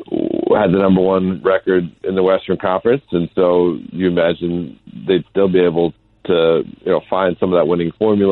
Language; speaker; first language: English; native; English